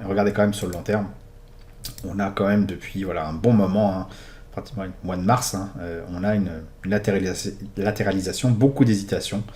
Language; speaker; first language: French; native; French